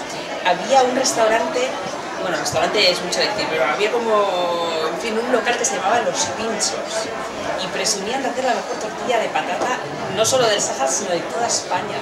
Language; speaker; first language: Spanish; native; Spanish